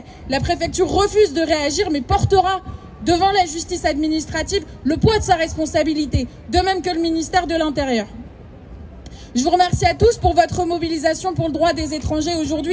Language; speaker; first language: French; native; French